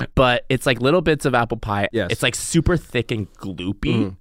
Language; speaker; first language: English; native; English